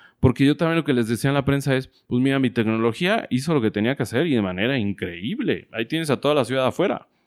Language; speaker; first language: Spanish; native; Spanish